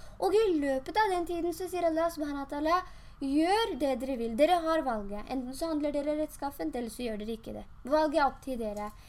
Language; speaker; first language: Norwegian; early bilingual, other home language; Urdu